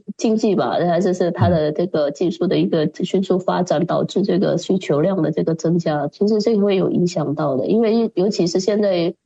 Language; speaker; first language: Chinese; early bilingual, heritage; Chinese